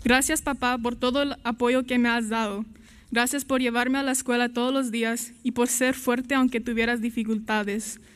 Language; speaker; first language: Spanish; early bilingual, heritage; Spanish